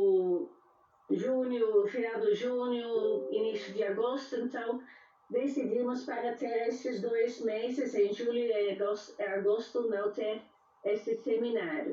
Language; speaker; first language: Portuguese; non-native, fluent; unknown